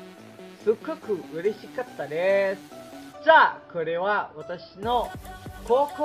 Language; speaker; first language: Japanese; non-native, learner; Thai